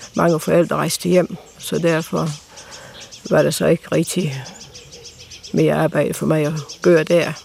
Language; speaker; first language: Danish; native; Danish